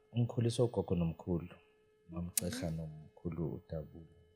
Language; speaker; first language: Zulu; non-native, local second language; Xhosa